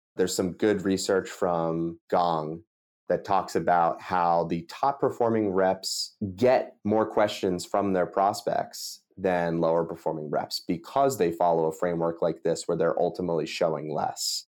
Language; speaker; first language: English; native; English